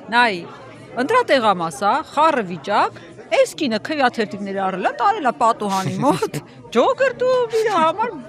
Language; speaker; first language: Armenian; native; Armenian